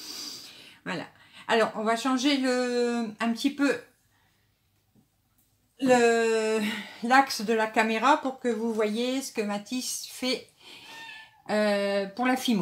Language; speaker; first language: French; native; French